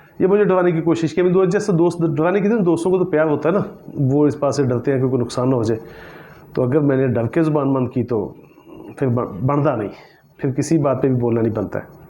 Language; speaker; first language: Urdu; non-native, local second language; Punjabi